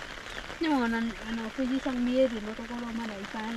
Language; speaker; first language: Japanese; non-native, learner; Vietnamese